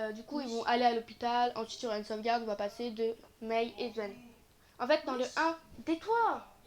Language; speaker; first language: French; native; French